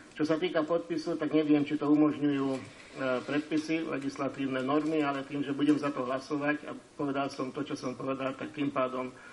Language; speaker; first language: Slovak; non-native, local second language; Hungarian